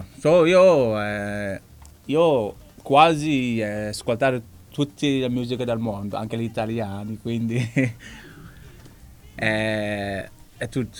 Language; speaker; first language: Italian; non-native, learner; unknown